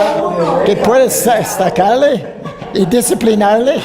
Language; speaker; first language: Spanish; non-native, fluent; Dutch